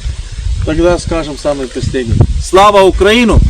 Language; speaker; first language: Russian; non-native, learner; Estonian